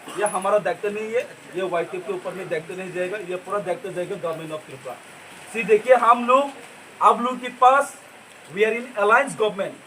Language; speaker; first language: Hindi; non-native, local second language; Kok Borok